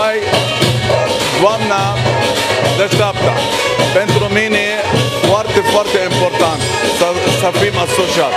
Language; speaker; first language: Romanian; non-native, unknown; Arabic